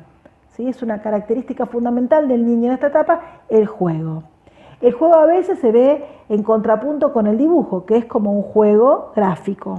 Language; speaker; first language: Spanish; native; Spanish